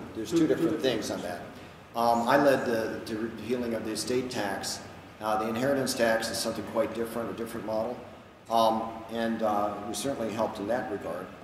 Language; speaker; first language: English; native; English